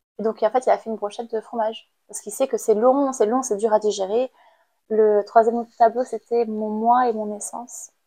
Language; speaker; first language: French; non-native, fluent; Khmer